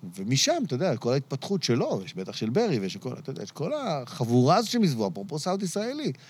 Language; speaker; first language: Hebrew; early bilingual, other home language; Arabic